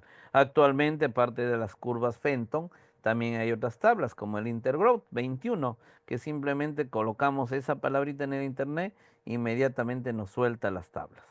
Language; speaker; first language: Spanish; native; Spanish